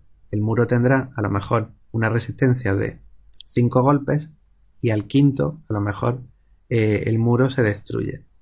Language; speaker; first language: Spanish; native; Spanish